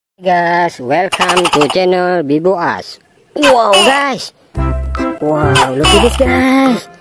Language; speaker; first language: English; non-native, learner; Indonesian